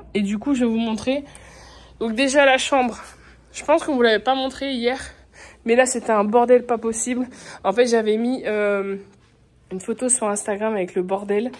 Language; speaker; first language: French; native; French